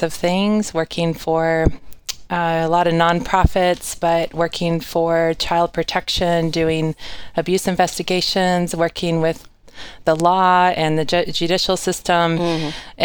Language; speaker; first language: English; native; English